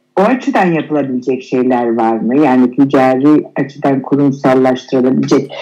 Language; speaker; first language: Turkish; native; Turkish